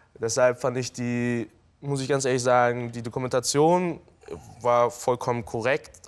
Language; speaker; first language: German; early bilingual, other home language; Filipino